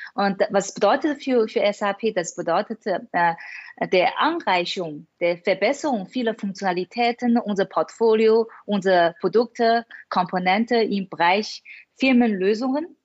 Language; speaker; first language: German; non-native, fluent; Chinese